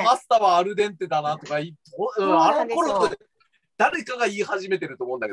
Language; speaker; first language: Japanese; native; Japanese